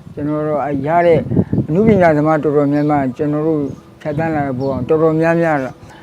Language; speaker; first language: Burmese; native; Burmese